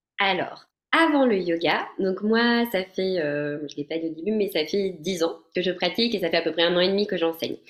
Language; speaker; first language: French; non-native, fluent; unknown